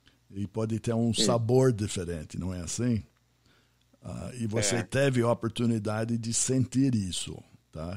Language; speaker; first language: Portuguese; non-native, fluent; English